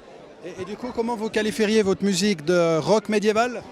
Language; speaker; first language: French; native; French